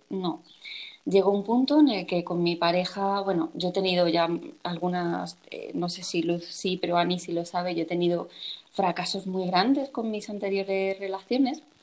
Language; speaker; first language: Spanish; native; Spanish